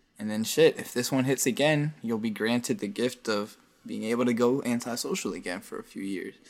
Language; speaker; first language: English; native; English